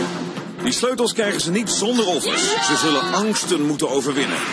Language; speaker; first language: Dutch; native; Dutch